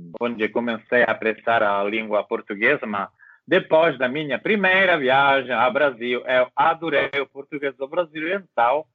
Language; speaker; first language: Portuguese; non-native, learner; Italian